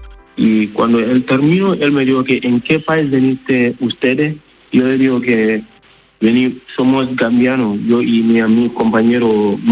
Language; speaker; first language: Spanish; non-native, learner; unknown